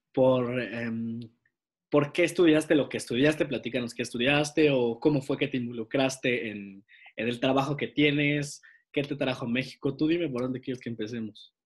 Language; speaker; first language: Spanish; native; Spanish